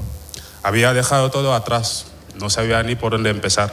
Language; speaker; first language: Spanish; non-native, fluent; Wolof